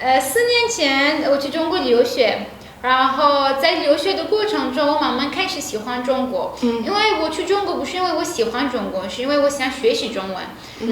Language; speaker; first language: Chinese; non-native, fluent; Persian